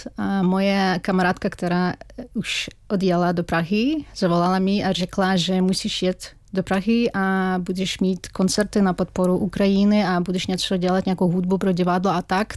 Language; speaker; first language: Czech; non-native, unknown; Ukrainian